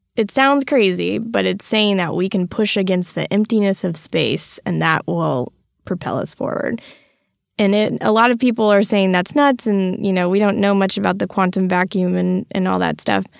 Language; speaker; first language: English; native; English